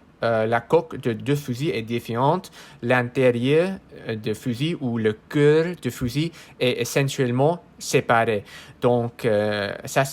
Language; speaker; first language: French; non-native, learner; English